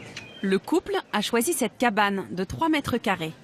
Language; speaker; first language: French; native; French